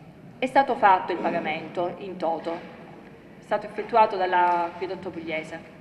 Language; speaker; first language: Italian; native; Italian